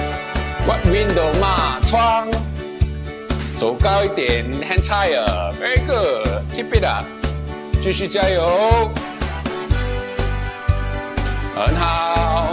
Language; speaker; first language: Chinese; non-native, local second language; English